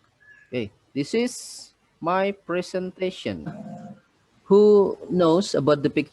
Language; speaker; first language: English; non-native, fluent; Indonesian